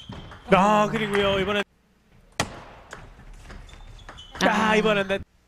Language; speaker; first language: Korean; native; Korean